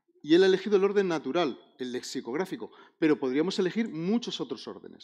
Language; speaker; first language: Spanish; native; Spanish